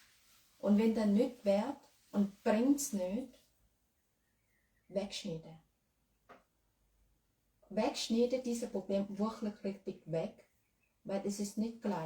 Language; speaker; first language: German; non-native, learner; Thai